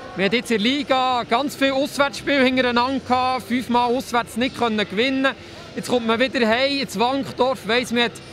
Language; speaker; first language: German; native; German